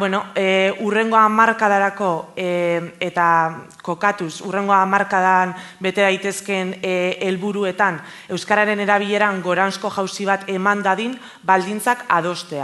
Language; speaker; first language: Basque; native; Basque